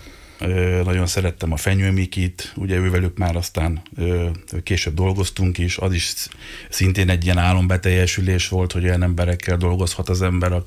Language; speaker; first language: Hungarian; native; Hungarian